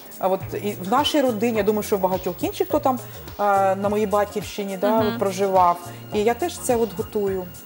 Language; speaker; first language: Ukrainian; non-native, local second language; Romanian